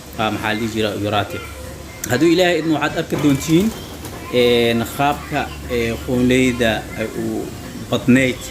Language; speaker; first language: Somali; native; Somali